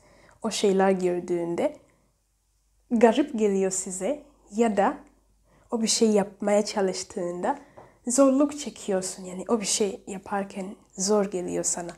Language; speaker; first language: Turkish; non-native, learner; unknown